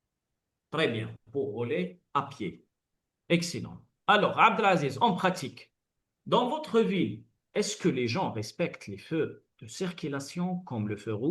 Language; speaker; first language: French; non-native, fluent; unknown